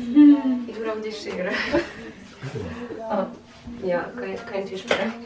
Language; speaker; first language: German; non-native, fluent; Russian